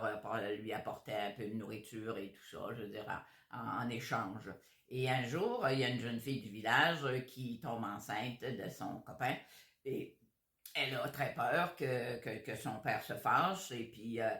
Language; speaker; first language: French; native; French